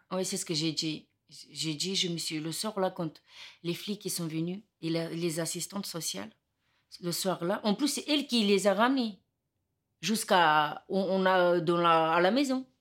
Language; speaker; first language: French; non-native, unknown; Romany